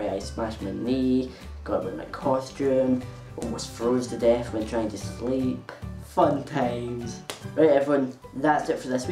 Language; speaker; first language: English; native; English